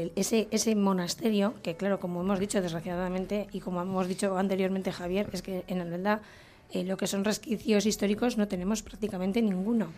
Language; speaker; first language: Spanish; native; Spanish